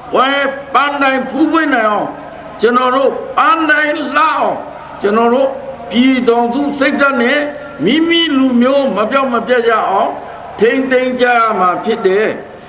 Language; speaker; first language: Burmese; non-native, local second language; Pa'o Karen